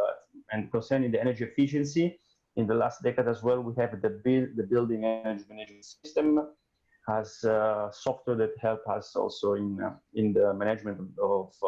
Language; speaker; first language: English; non-native, fluent; Italian